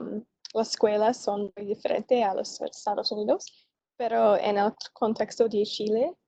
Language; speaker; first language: Spanish; non-native, learner; English